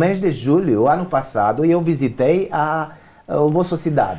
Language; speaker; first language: Portuguese; non-native, learner; Romanian